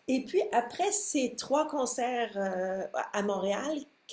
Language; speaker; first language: French; native; French